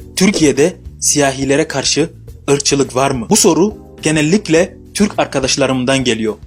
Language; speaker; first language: Turkish; non-native, fluent; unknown